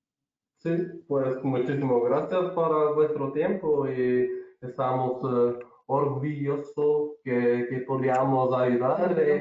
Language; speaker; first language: Spanish; non-native, learner; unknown